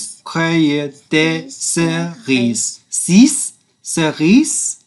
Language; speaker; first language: French; non-native, learner; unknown